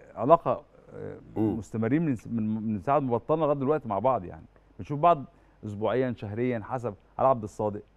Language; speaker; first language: Arabic; native; Arabic